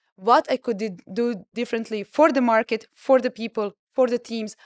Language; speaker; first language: English; non-native, fluent; Serbian